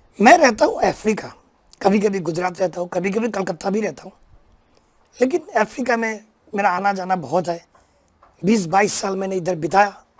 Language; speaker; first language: Hindi; non-native, local second language; Bangla